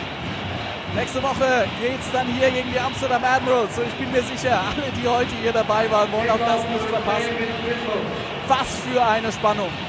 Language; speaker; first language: German; native; German